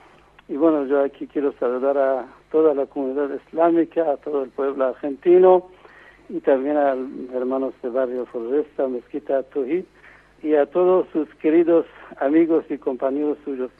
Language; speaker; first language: Spanish; non-native, fluent; Persian